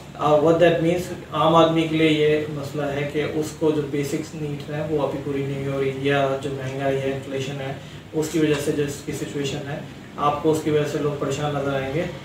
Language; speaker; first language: Urdu; native; Urdu